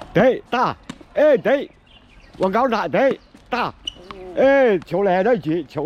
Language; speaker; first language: Chinese; native; Chinese